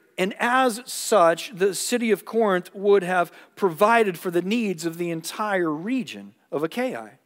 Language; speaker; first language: English; native; English